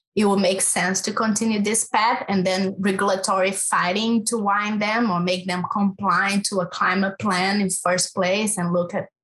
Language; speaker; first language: English; non-native, fluent; Portuguese